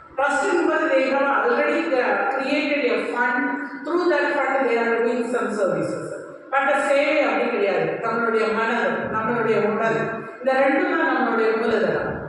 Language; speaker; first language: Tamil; non-native, local second language; Malayalam